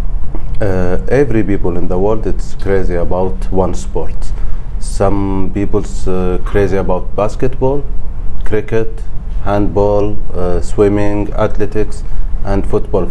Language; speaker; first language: English; non-native, learner; Arabic